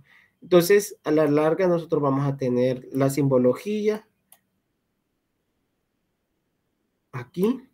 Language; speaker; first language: Spanish; native; Spanish